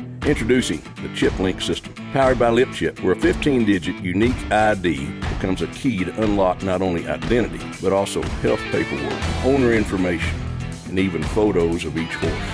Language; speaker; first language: English; non-native, fluent; Ukrainian